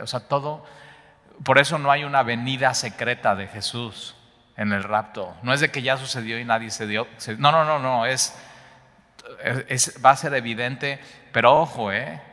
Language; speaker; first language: Spanish; native; Spanish